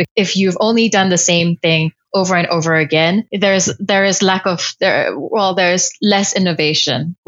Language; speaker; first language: English; non-native, local second language; Cantonese